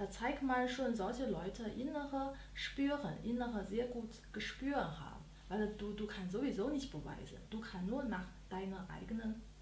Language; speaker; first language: German; non-native, learner; Chinese